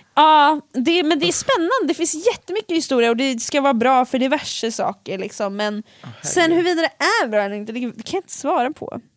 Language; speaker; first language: Swedish; early bilingual, other home language; Finnish